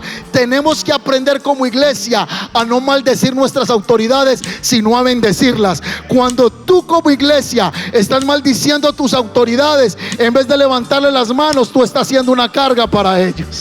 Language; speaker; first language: Spanish; native; Spanish